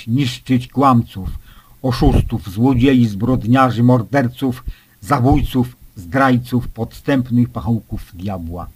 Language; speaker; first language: Polish; native; Polish